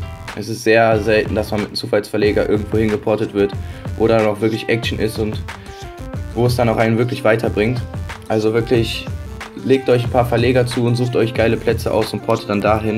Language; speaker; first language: German; native; German